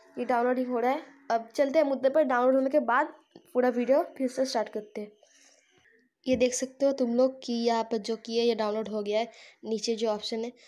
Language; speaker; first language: Hindi; non-native, local second language; Bangla